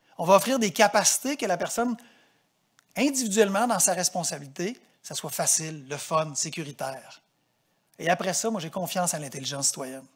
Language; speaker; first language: French; native; French